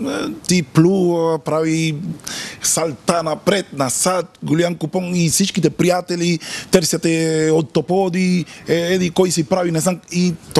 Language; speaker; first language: Bulgarian; non-native, learner; Spanish